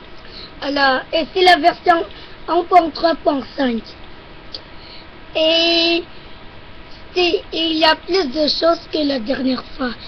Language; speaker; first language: French; non-native, local second language; English